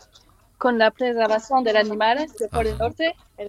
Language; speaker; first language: Spanish; non-native, learner; French